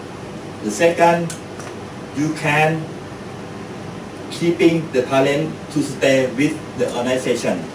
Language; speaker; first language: English; non-native, learner; Thai